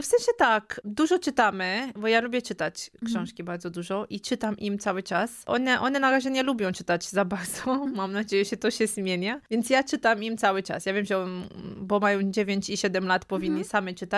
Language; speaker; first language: Polish; non-native, fluent; Romanian